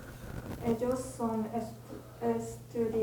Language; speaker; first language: Spanish; non-native, learner; Korean